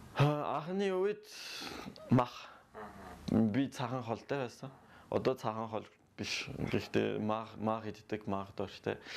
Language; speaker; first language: Mongolian; non-native, learner; French